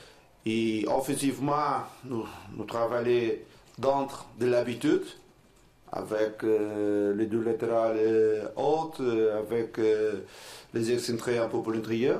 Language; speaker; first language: French; non-native, learner; Portuguese